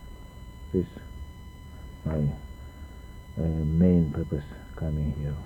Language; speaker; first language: English; non-native, learner; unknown